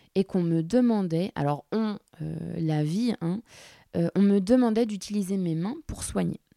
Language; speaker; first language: French; native; French